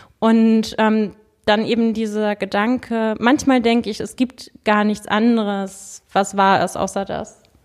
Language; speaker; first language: German; native; German